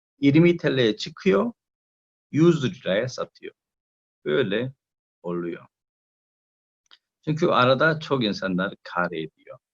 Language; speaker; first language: Turkish; non-native, learner; Korean